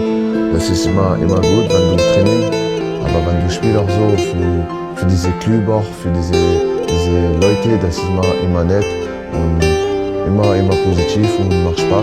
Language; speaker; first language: German; non-native, fluent; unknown